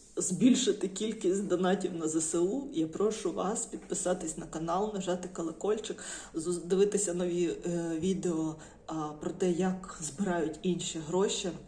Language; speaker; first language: Ukrainian; non-native, local second language; Russian